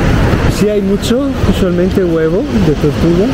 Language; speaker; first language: Spanish; non-native, fluent; Italian